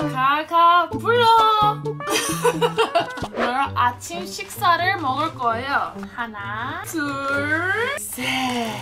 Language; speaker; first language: Korean; non-native, learner; English